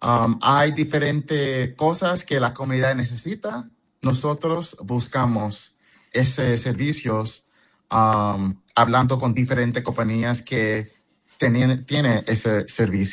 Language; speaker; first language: Spanish; non-native, fluent; English